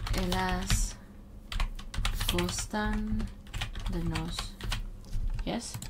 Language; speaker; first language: Portuguese; non-native, learner; English